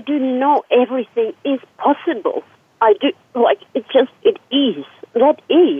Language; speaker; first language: English; non-native, fluent; Serbian